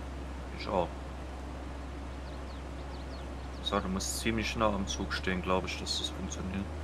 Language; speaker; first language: German; native; German